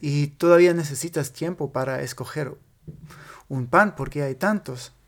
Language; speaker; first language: Spanish; non-native, fluent; German